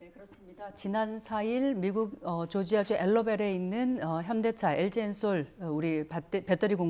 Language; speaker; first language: Korean; native; Korean